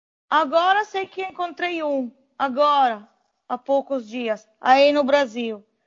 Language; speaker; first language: Portuguese; non-native, fluent; Italian